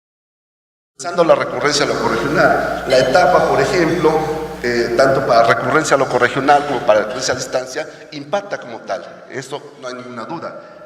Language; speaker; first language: Spanish; native; Spanish